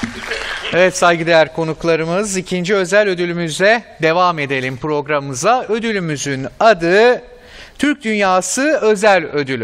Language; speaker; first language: Turkish; native; Turkish